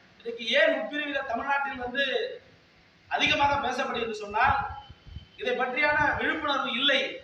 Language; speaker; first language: Tamil; non-native, local second language; Telugu